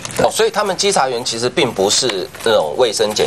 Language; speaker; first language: Chinese; native; Chinese